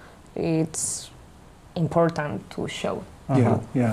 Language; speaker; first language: English; non-native, learner; Spanish